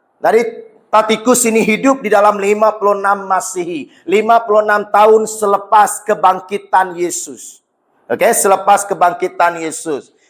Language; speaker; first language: Malay; non-native, local second language; Iban